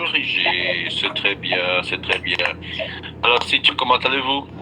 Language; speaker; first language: French; non-native, fluent; Portuguese